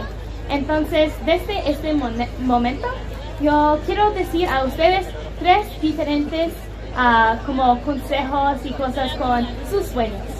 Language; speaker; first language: Spanish; non-native, learner; English